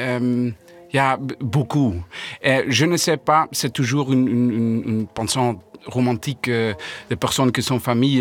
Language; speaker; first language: French; non-native, learner; Dutch